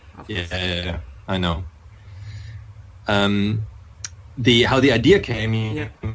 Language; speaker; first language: English; non-native, fluent; German